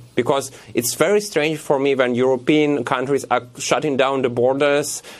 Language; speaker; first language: English; non-native, fluent; Russian